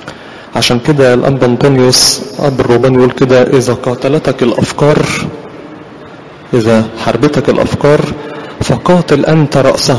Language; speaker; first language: Arabic; native; Arabic